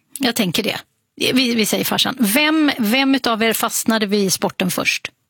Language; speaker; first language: Swedish; native; Swedish